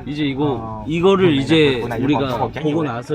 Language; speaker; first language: Korean; native; Korean